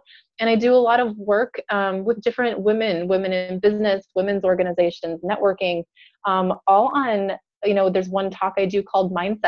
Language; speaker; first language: English; native; English